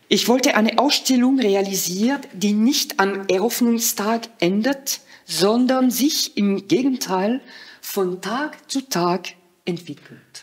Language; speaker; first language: German; non-native, fluent; French